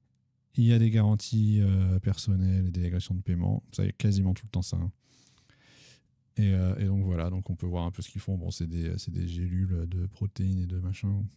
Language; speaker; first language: French; native; French